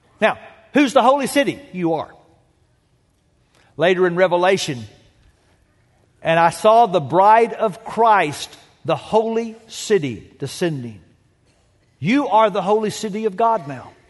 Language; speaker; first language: English; native; English